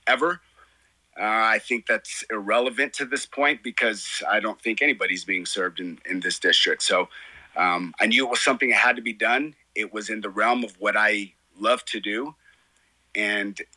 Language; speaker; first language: English; native; English